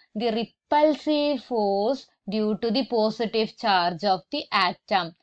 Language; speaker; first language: English; non-native, local second language; Malayalam